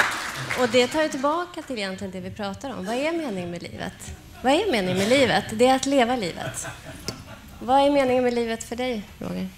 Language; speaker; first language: Swedish; native; Swedish